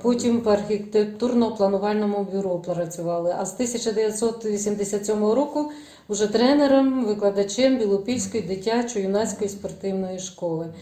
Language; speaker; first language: Ukrainian; native; Ukrainian